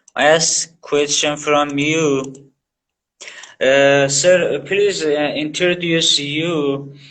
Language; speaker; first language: English; non-native, learner; Persian